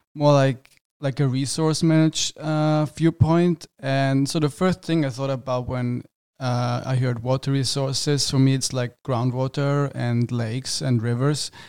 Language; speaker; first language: English; non-native, fluent; German